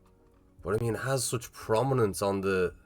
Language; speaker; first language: English; native; English